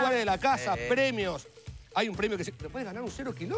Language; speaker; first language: Spanish; native; Spanish